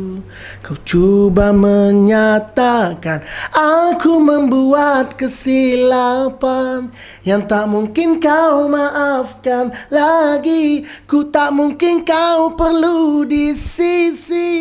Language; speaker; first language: Malay; native; Malay